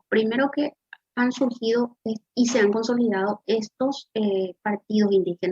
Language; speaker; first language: Spanish; native; Spanish